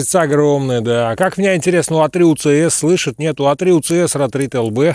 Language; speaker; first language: Russian; native; Russian